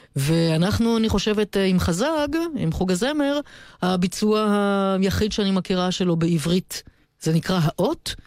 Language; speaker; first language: Hebrew; native; Hebrew